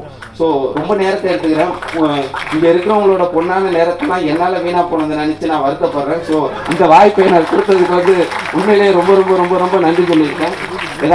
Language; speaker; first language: Tamil; native; Tamil